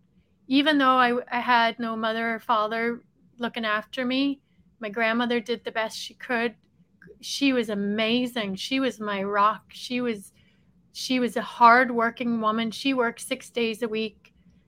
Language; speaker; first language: English; native; English